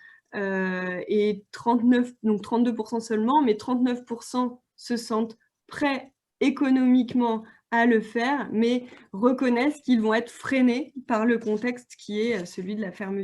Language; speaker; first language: French; native; French